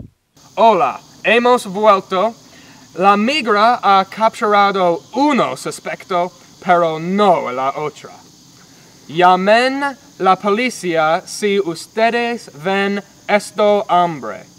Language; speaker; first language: Spanish; non-native, learner; English